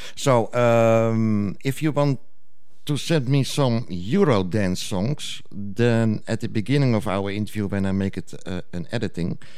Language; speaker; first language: English; non-native, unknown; Dutch